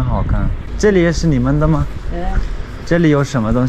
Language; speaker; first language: Chinese; non-native, learner; Turkmen